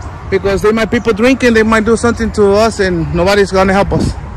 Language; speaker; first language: English; non-native, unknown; Spanish